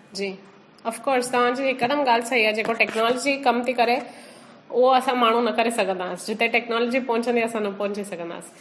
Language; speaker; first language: Sindhi; early bilingual, heritage; Sindhi